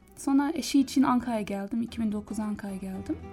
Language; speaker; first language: Turkish; non-native, learner; German